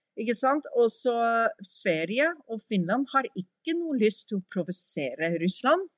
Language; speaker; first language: Norwegian; early bilingual, heritage; English